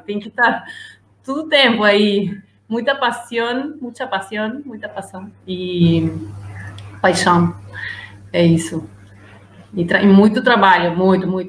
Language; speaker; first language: Portuguese; non-native, learner; Spanish